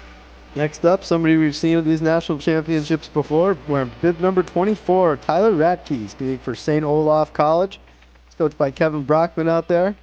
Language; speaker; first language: English; native; English